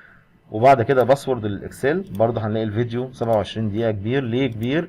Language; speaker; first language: Arabic; native; Arabic